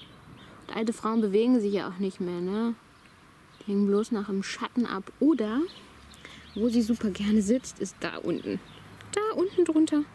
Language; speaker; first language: German; native; German